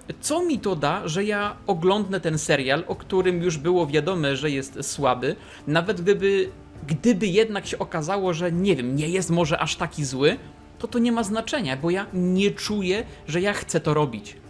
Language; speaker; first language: Polish; native; Polish